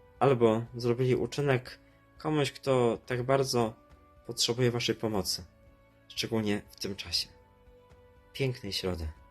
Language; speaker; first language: Polish; native; Polish